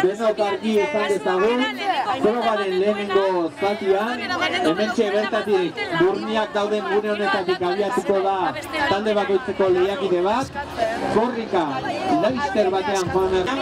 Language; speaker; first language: Basque; native; Basque